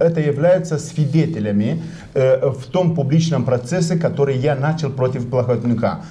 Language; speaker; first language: Russian; non-native, local second language; Romanian